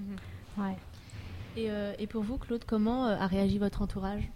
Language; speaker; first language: French; native; French